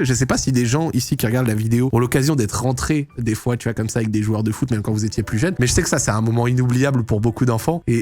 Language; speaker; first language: French; native; French